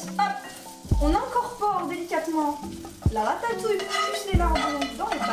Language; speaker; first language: French; native; French